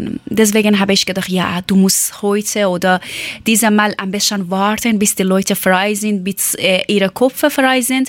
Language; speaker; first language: German; non-native, learner; Persian